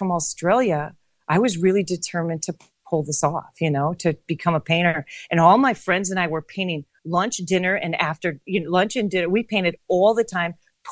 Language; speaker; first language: English; native; English